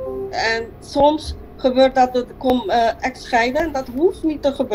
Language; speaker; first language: Dutch; non-native, local second language; Papiamento